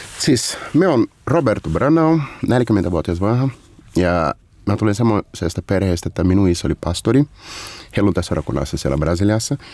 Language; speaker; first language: Finnish; non-native, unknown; Portuguese